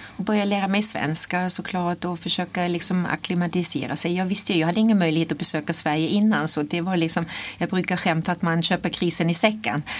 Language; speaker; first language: Swedish; non-native, fluent; German